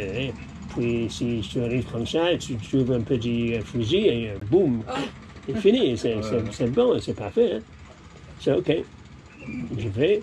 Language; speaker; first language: French; non-native, learner; English